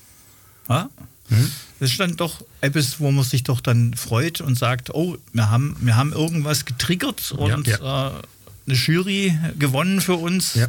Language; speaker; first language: German; native; German